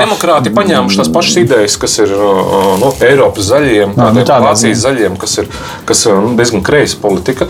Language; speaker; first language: Latvian; native; Latvian